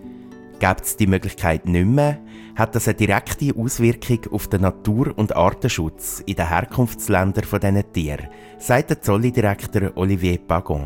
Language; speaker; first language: German; native; German